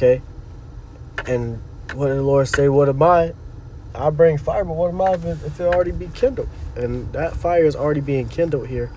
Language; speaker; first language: English; native; English